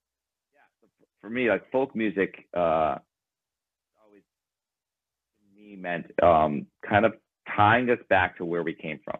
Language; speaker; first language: English; early bilingual, other home language; Ukrainian